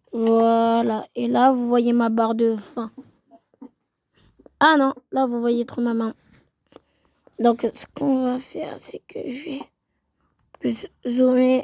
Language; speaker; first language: French; native; French